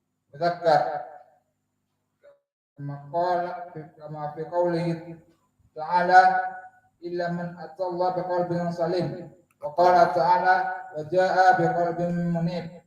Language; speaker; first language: Arabic; non-native, learner; Indonesian